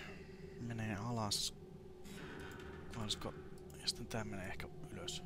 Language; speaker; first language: Finnish; native; Finnish